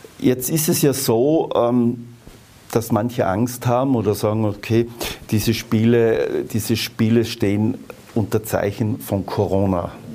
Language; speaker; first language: German; native; German